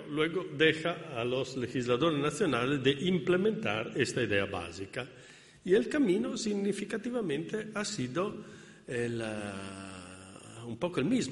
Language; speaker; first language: Spanish; non-native, fluent; Italian